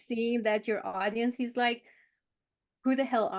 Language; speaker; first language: English; non-native, fluent; Romanian